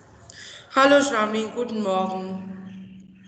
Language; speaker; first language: German; non-native, fluent; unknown